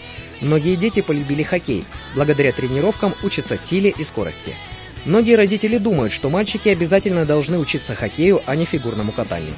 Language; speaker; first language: Russian; native; Russian